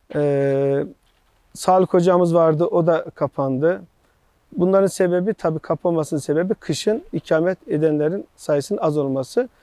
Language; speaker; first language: Turkish; native; Turkish